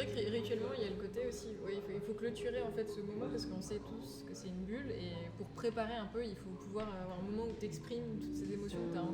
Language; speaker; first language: French; native; French